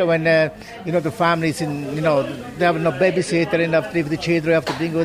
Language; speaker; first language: English; non-native, learner; Italian